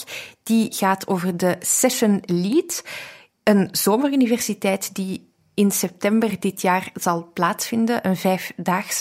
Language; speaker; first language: Dutch; native; Dutch